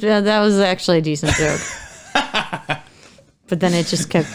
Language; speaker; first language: English; native; English